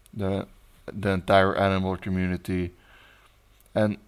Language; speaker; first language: English; non-native, fluent; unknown